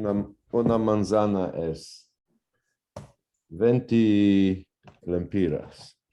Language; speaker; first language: Spanish; non-native, learner; English